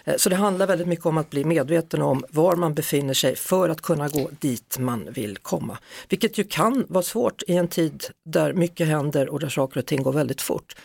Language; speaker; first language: Swedish; native; Swedish